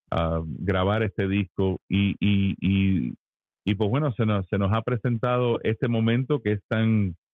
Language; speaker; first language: Spanish; early bilingual, heritage; Spanish